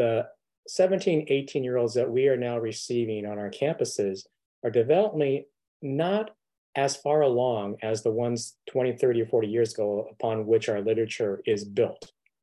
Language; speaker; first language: English; native; English